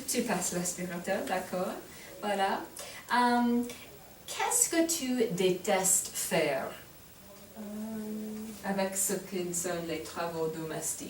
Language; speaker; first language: French; non-native, fluent; English